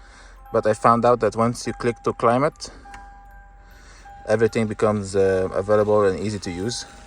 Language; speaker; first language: English; non-native, fluent; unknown